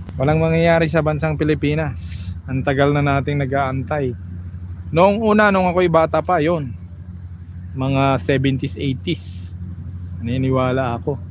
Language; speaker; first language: Filipino; non-native, local second language; Iloko